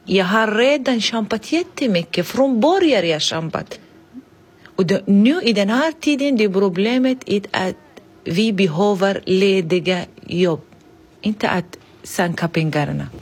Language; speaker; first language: Swedish; non-native, learner; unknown